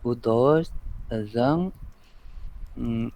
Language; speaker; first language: Persian; non-native, learner; Urdu